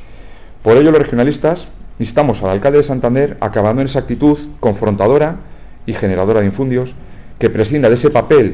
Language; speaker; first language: Spanish; native; Spanish